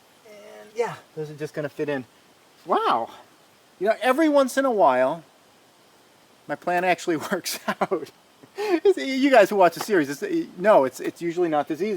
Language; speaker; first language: English; native; English